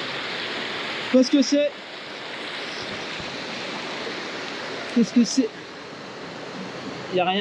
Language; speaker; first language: French; native; French